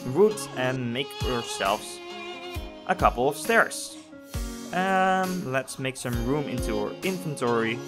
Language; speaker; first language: English; non-native, fluent; Dutch